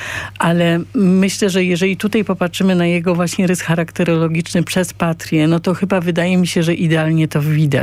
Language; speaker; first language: Polish; native; Polish